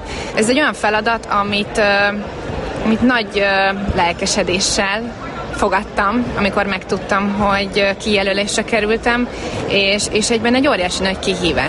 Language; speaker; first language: Hungarian; native; Hungarian